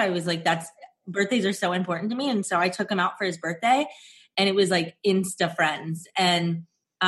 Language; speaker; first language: English; native; English